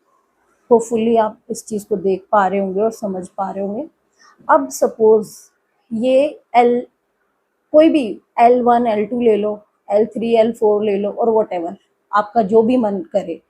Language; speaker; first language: Hindi; native; Hindi